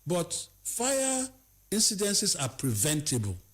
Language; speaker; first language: English; non-native, local second language; Yoruba